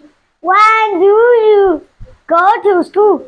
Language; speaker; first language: English; non-native, learner; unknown